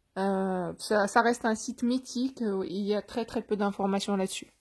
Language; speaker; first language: French; non-native, local second language; Arabic